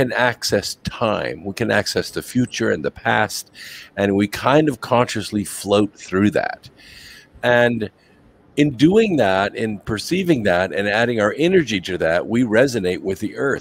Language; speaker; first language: English; native; English